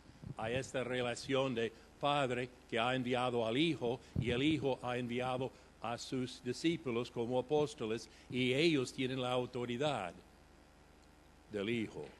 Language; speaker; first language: Spanish; non-native, fluent; English